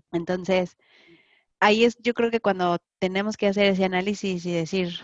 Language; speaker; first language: Spanish; native; Spanish